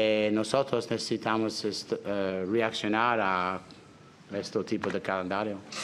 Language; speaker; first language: Spanish; non-native, fluent; English